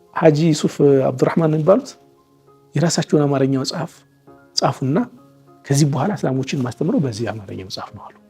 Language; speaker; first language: Amharic; native; Amharic